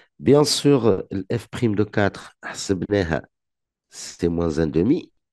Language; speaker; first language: French; non-native, local second language; Arabic